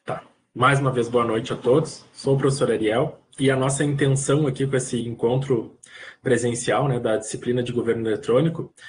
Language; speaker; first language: Portuguese; native; Portuguese